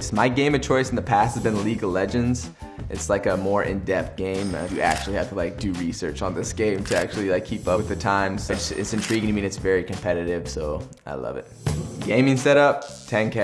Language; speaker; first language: English; native; English